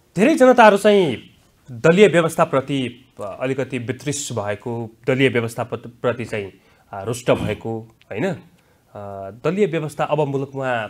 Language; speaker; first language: Nepali; native; Nepali